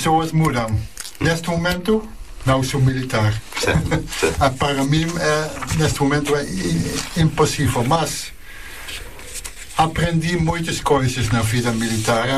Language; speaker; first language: Portuguese; non-native, learner; Dutch